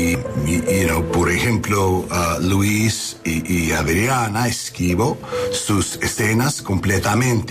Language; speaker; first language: Spanish; non-native, learner; English